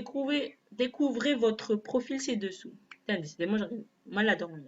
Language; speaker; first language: French; native; French